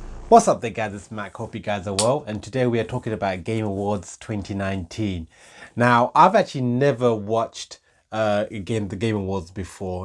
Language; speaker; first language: English; native; English